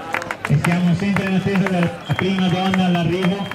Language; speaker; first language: Italian; native; Italian